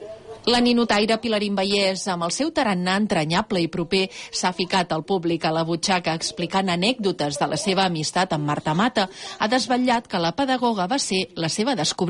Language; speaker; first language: Catalan; native; Catalan